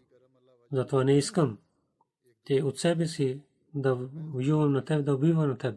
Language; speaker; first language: Bulgarian; non-native, fluent; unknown